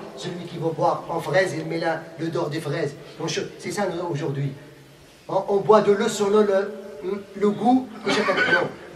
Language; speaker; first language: French; non-native, fluent; Arabic